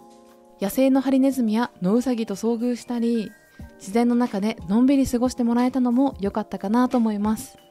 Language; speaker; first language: Japanese; native; Japanese